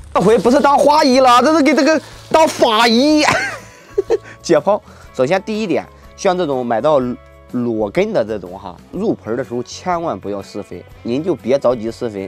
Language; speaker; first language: Chinese; native; Chinese